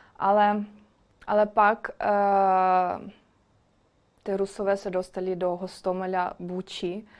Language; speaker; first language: Czech; non-native, fluent; Ukrainian